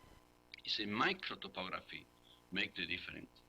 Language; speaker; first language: English; non-native, learner; Spanish